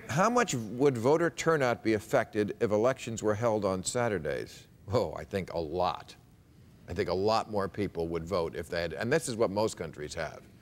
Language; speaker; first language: English; native; English